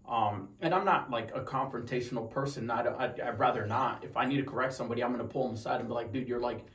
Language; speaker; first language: English; native; English